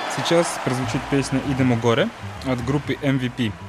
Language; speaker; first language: Russian; native; Russian